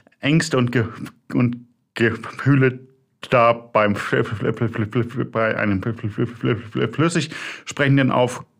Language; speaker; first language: German; native; German